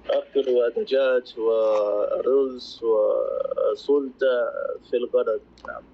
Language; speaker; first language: Arabic; non-native, learner; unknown